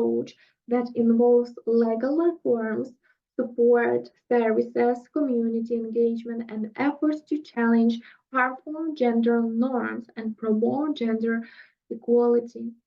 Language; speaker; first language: English; non-native, fluent; Russian